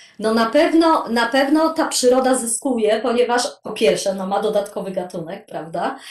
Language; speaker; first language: Polish; native; Polish